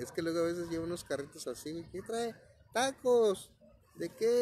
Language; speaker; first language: Spanish; native; Spanish